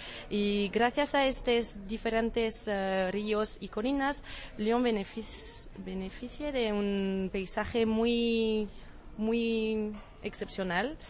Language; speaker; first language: Spanish; non-native, fluent; French